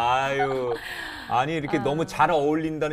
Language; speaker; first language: Korean; native; Korean